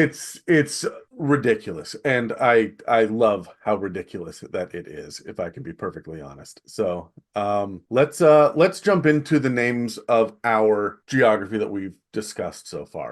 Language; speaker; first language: English; native; English